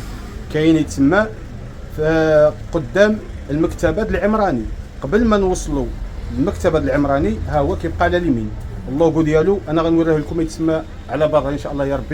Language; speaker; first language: Arabic; native; Arabic